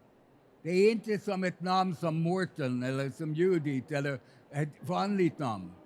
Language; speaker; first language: Swedish; non-native, fluent; English